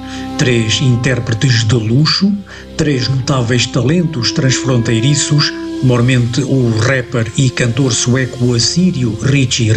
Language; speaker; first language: Portuguese; native; Portuguese